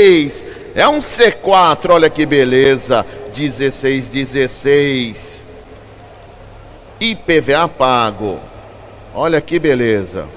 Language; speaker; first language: Portuguese; native; Portuguese